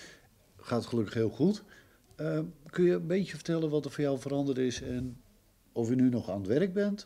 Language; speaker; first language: Dutch; native; Dutch